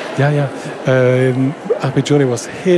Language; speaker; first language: Dutch; non-native, fluent; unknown